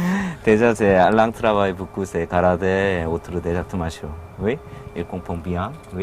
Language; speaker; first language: French; non-native, learner; Korean